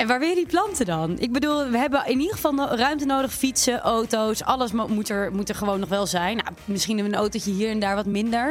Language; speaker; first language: Dutch; native; Dutch